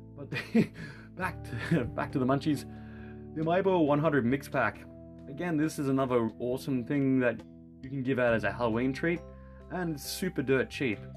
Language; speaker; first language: English; native; English